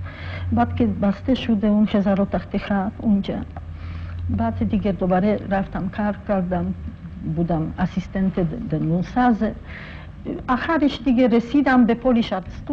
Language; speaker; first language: Persian; non-native, fluent; Polish